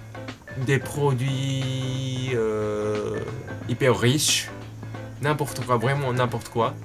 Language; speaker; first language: French; non-native, learner; Japanese